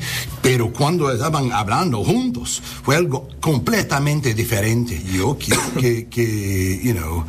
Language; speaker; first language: Spanish; early bilingual, heritage; English